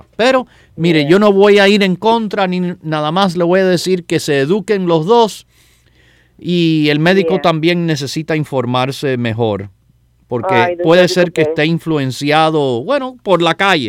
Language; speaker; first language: Spanish; native; Spanish